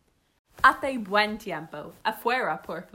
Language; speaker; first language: Spanish; non-native, learner; English